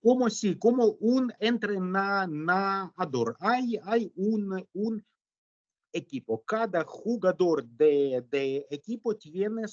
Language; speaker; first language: Spanish; non-native, learner; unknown